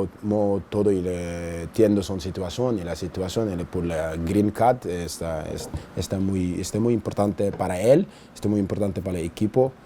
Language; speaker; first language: Spanish; non-native, learner; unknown